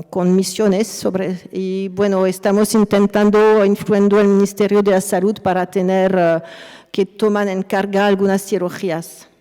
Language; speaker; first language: Spanish; non-native, fluent; French